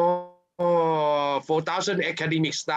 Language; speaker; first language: English; non-native, fluent; Thai